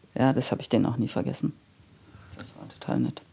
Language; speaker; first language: German; native; German